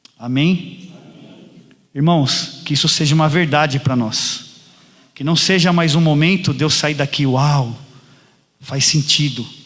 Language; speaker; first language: Portuguese; native; Portuguese